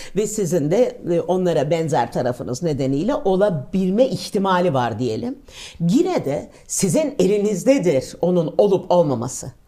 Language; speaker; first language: Turkish; native; Turkish